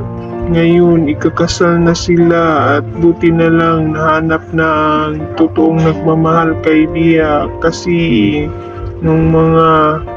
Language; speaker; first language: Filipino; native; Filipino